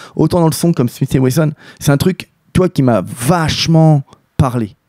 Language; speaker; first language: French; native; French